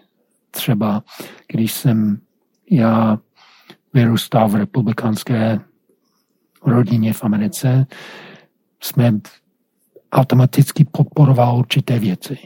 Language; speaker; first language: Czech; non-native, fluent; English